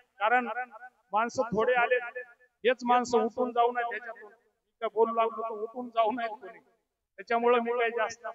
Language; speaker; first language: Marathi; non-native, local second language; Lambadi